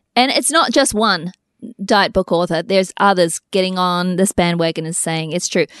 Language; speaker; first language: English; native; English